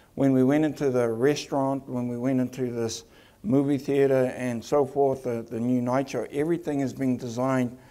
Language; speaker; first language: English; native; English